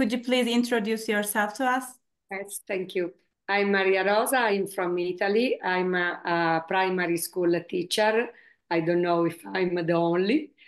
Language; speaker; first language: English; non-native, fluent; Italian